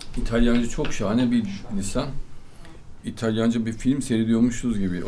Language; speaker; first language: Turkish; native; Turkish